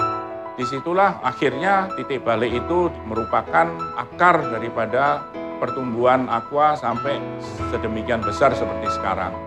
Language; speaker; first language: Indonesian; native; Indonesian